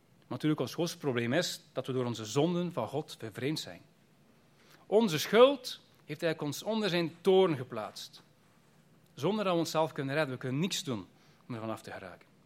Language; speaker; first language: Dutch; native; Dutch